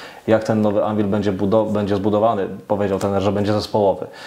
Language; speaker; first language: Polish; native; Polish